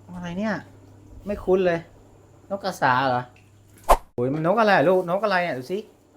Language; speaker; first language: Thai; non-native, local second language; S'gaw Karen